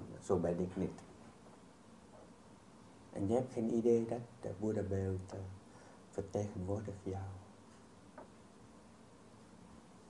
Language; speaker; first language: Dutch; non-native, fluent; Vietnamese